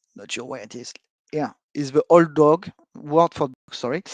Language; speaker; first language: English; non-native, fluent; French